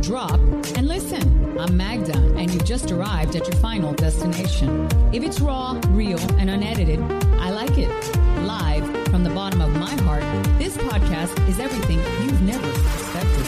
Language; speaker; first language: English; early bilingual, other home language; Spanish